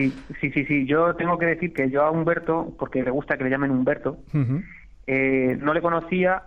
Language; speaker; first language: Spanish; native; Spanish